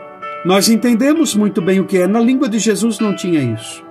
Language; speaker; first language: Portuguese; native; Portuguese